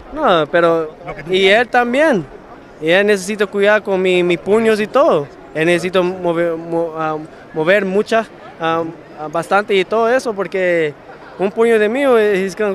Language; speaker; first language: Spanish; early bilingual, heritage; Spanish